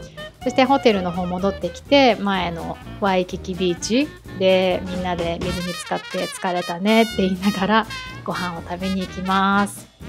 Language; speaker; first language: Japanese; native; Japanese